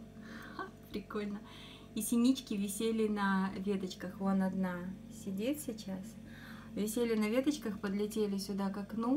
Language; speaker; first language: Russian; native; Russian